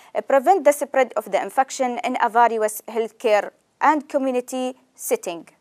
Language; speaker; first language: English; non-native, fluent; Arabic